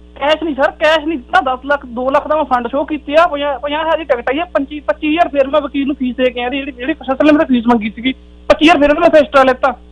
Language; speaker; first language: Punjabi; native; Punjabi